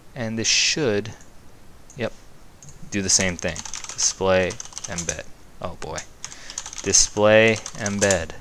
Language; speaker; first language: English; native; English